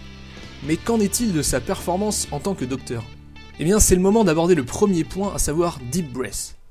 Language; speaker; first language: French; native; French